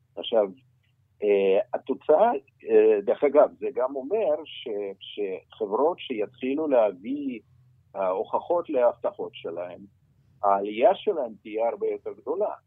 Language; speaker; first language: Hebrew; non-native, fluent; Russian